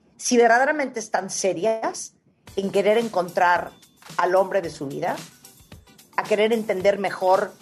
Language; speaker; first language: Spanish; native; Spanish